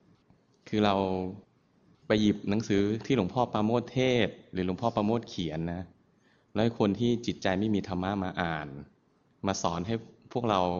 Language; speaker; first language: Thai; native; Thai